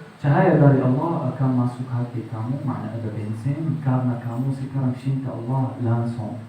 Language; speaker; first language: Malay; non-native, learner; Arabic